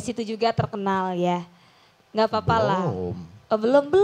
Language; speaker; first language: Indonesian; native; Indonesian